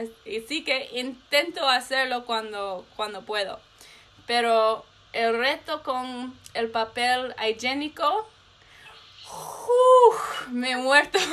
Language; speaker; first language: Spanish; non-native, learner; English